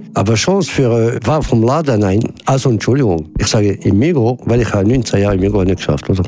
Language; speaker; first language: German; non-native, learner; Arabic